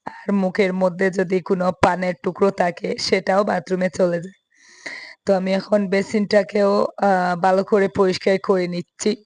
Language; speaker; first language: Bangla; native; Bangla